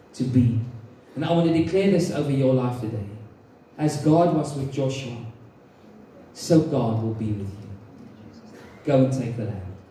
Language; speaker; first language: English; non-native, local second language; Afrikaans